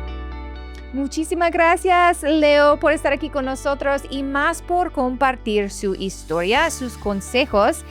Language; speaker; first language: Spanish; non-native, fluent; English